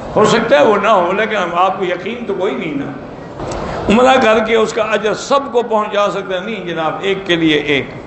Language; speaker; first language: Urdu; native; Urdu